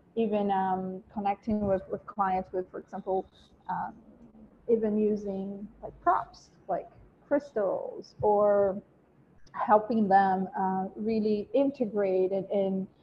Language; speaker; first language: English; non-native, fluent; Portuguese